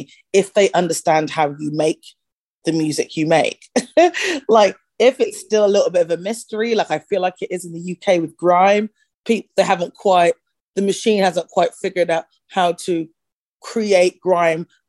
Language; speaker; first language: English; native; English